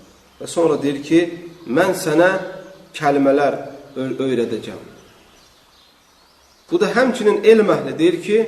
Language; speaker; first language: Azerbaijani; native; Azerbaijani